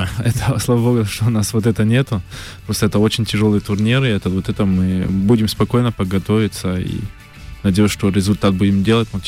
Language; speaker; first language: Russian; early bilingual, heritage; French